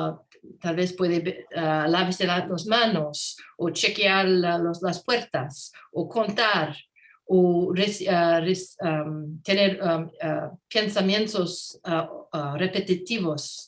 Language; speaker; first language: Spanish; non-native, learner; English